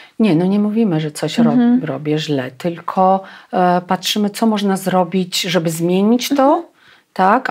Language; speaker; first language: Polish; non-native, fluent; Russian